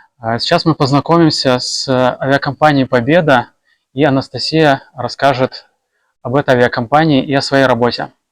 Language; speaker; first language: Russian; native; Russian